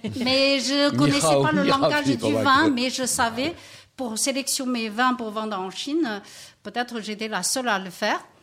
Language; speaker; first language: French; non-native, fluent; Chinese